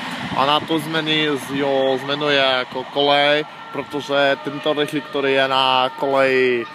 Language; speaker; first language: Czech; non-native, learner; Polish